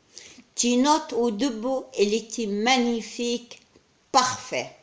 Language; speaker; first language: French; non-native, learner; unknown